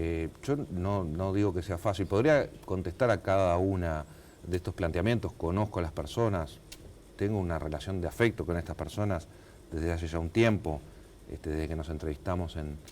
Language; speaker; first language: Spanish; native; Spanish